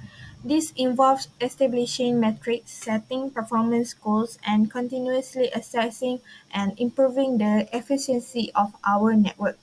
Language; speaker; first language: English; non-native, local second language; Malay